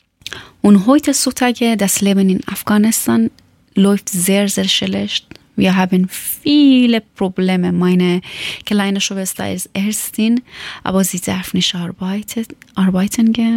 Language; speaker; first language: German; non-native, learner; Persian